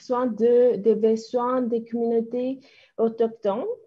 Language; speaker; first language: French; non-native, fluent; Spanish